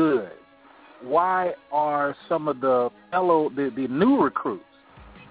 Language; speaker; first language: English; native; English